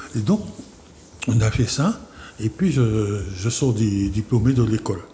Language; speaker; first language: French; non-native, local second language; Guadeloupean Creole French